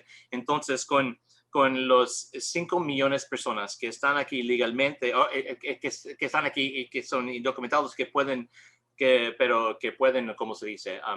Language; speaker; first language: Spanish; non-native, learner; English